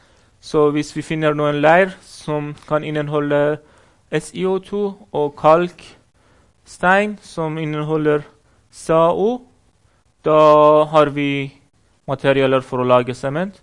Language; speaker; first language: Norwegian; non-native, fluent; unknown